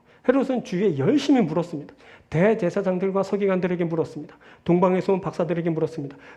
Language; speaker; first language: Korean; native; Korean